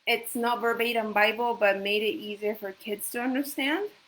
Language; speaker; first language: English; non-native, fluent; Japanese